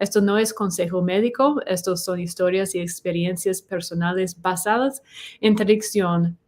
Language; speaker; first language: Spanish; non-native, learner; English